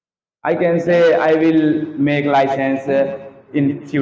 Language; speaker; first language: English; non-native, learner; Hindi